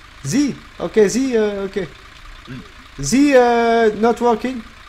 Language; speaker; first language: English; non-native, learner; French